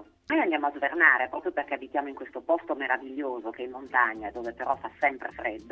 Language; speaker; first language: Italian; native; Italian